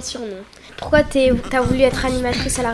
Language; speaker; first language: French; early bilingual, other home language; Arabic